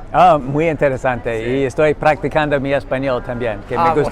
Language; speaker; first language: Spanish; non-native, learner; English